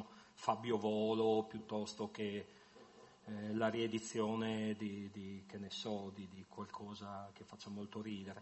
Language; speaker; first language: Italian; native; Italian